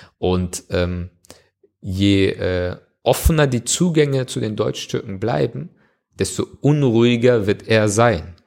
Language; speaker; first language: German; early bilingual, other home language; Turkish